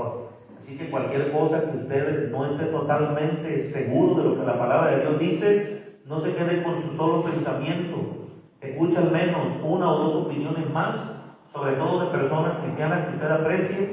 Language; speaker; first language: Spanish; native; Spanish